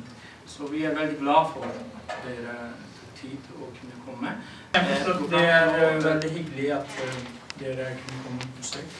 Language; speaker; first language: Norwegian; non-native, fluent; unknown